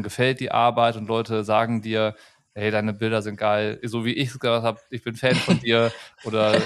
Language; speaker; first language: German; native; German